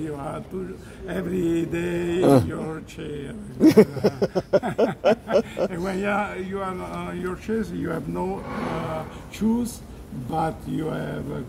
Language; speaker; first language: English; non-native, learner; Italian